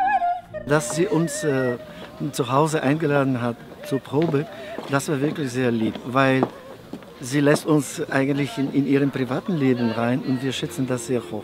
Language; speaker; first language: German; non-native, fluent; Bulgarian